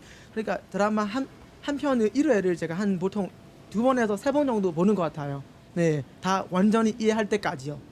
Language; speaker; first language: Korean; non-native, fluent; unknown